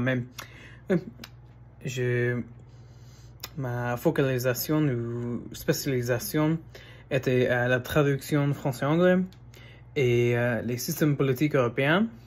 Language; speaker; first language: French; non-native, fluent; English